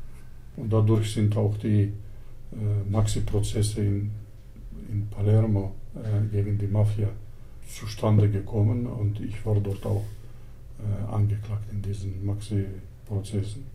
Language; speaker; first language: German; early bilingual, other home language; Turkish